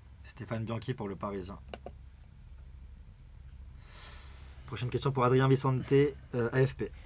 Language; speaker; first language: French; native; French